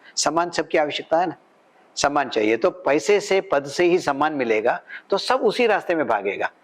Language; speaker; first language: Hindi; non-native, local second language; Malayalam